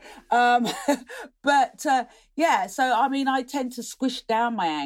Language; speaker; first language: English; native; English